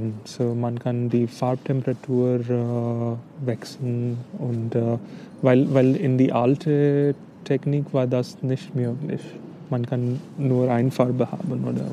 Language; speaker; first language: German; non-native, fluent; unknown